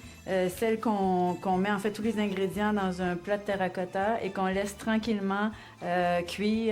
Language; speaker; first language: French; native; French